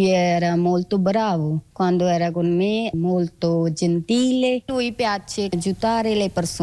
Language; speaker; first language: Italian; non-native, learner; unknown